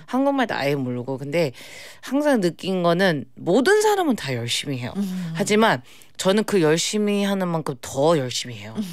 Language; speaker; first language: Korean; early bilingual, heritage; Korean